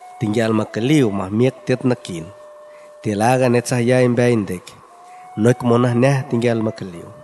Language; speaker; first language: Spanish; non-native, local second language; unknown